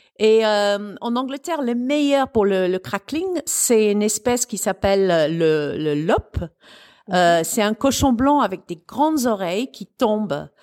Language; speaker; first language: French; non-native, fluent; English